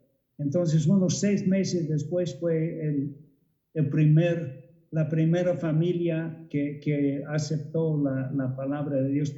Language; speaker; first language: Spanish; non-native, fluent; English